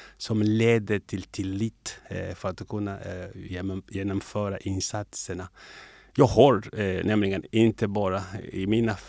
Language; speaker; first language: Swedish; non-native, fluent; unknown